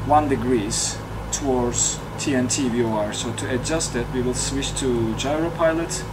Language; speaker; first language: English; non-native, fluent; Turkish